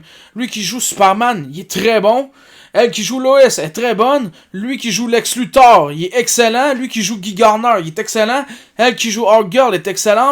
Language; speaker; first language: French; native; French